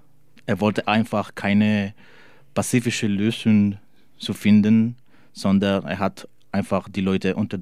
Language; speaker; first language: German; non-native, learner; Spanish